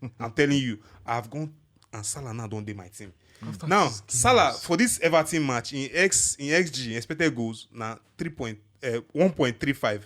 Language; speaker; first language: Nigerian Pidgin; non-native, local second language; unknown